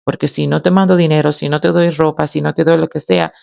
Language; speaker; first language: Spanish; early bilingual, other home language; English